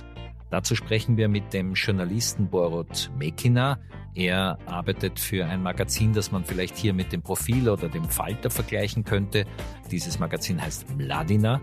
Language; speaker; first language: German; native; German